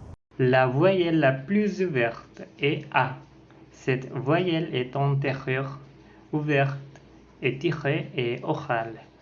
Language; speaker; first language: French; non-native, learner; Spanish